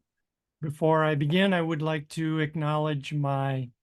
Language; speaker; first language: English; native; English